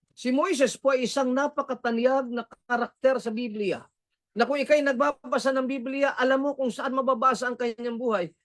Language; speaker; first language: Filipino; non-native, local second language; Cebuano